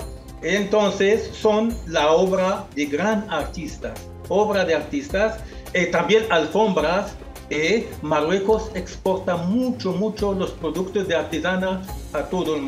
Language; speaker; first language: Spanish; non-native, fluent; Arabic